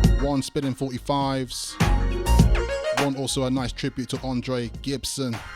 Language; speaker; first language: English; native; English